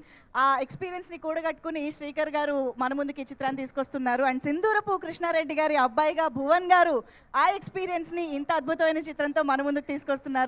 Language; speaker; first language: Telugu; native; Telugu